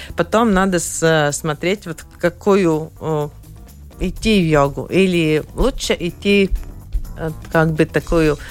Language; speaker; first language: Russian; non-native, learner; Latvian